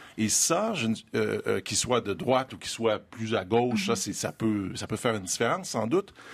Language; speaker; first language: French; native; French